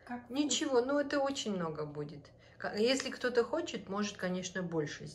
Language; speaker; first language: Russian; native; Russian